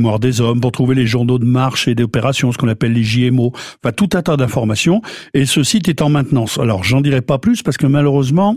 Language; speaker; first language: French; native; French